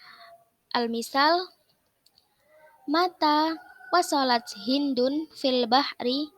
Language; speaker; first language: Arabic; non-native, fluent; Indonesian